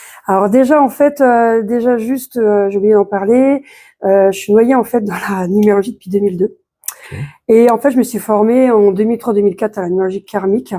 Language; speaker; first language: French; native; French